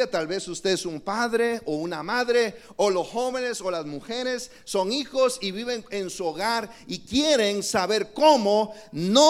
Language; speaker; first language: Spanish; native; Spanish